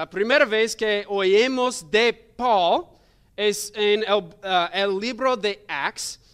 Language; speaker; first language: Spanish; non-native, learner; English